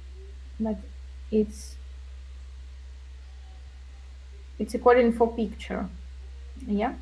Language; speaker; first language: English; non-native, learner; Russian